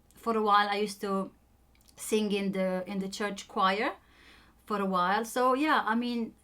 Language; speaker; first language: English; non-native, fluent; Romanian